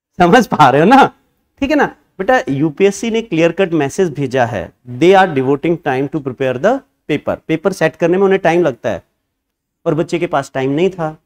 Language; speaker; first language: Hindi; native; Hindi